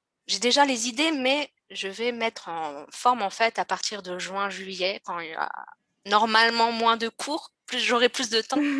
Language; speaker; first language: French; native; French